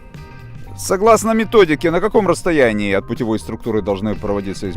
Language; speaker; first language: Russian; native; Russian